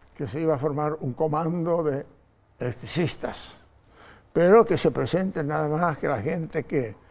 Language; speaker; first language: Spanish; non-native, fluent; Polish